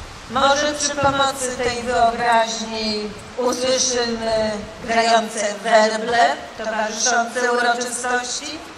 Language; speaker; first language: Polish; native; Polish